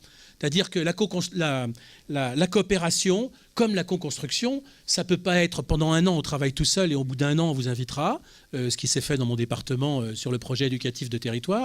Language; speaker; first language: French; native; French